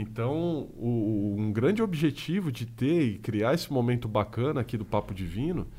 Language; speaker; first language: Portuguese; native; Portuguese